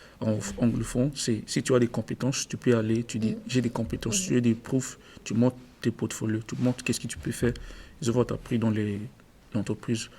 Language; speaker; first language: French; non-native, learner; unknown